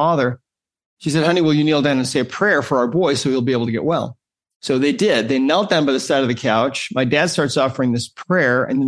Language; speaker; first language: English; native; English